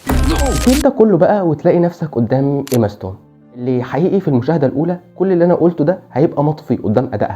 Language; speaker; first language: Arabic; native; Arabic